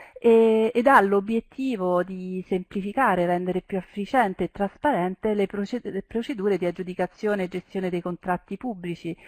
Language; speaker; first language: Italian; native; Italian